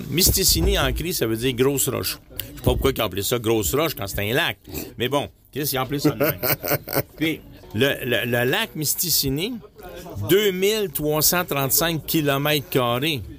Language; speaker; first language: French; native; French